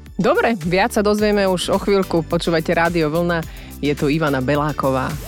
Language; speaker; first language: Slovak; native; Slovak